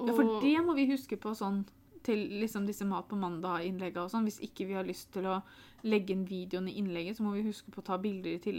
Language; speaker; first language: Norwegian; native; Norwegian